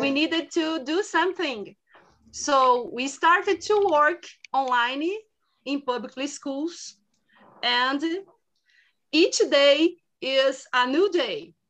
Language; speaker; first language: English; non-native, learner; Portuguese